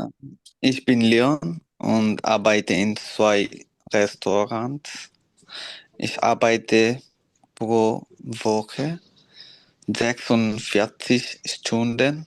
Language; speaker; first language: German; non-native, learner; Bangla